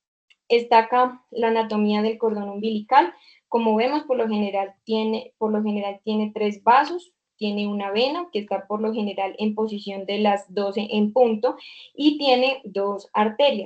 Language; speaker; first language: Spanish; native; Spanish